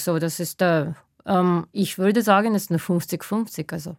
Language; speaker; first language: German; non-native, fluent; Japanese